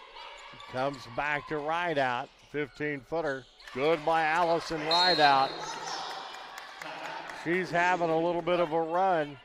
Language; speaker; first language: English; native; English